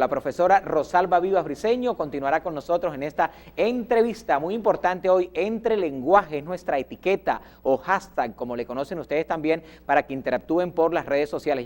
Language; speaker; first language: Spanish; native; Spanish